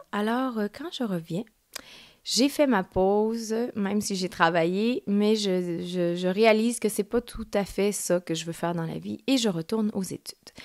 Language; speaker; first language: French; early bilingual, other home language; Spanish